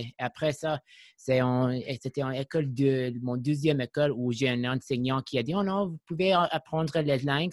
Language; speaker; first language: French; non-native, learner; English